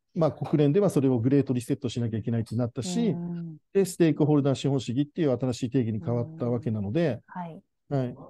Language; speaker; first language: Japanese; native; Japanese